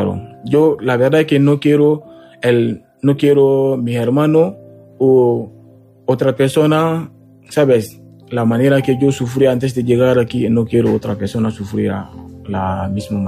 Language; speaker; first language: Spanish; non-native, learner; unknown